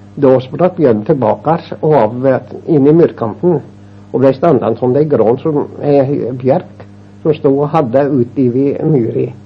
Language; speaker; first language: Norwegian; native; Norwegian